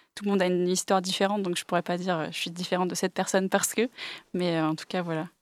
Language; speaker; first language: French; early bilingual, other home language; English